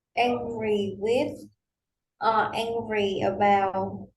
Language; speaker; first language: English; non-native, learner; Vietnamese